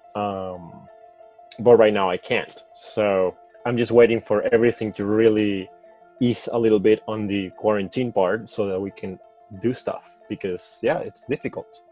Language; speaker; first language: English; non-native, fluent; Spanish